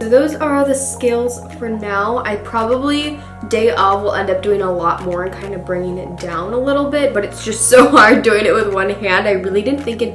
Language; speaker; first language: English; native; English